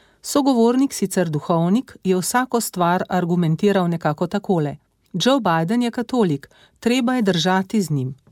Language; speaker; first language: Slovenian; native; Slovenian